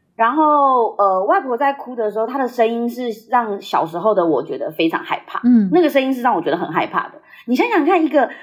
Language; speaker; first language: Chinese; early bilingual, heritage; Chinese